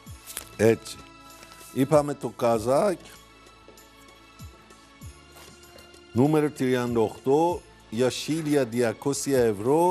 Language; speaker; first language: Greek; non-native, learner; Persian